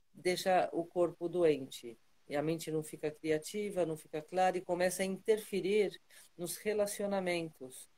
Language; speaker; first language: Portuguese; non-native, fluent; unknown